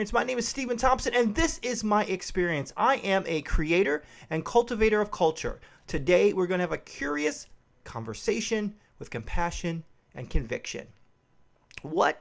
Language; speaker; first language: English; native; English